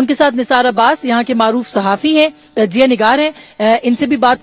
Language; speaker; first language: Urdu; native; Urdu